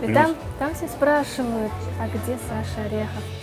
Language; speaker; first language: Russian; native; Russian